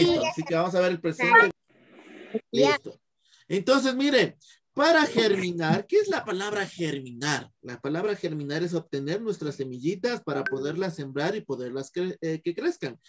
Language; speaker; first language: Spanish; native; Spanish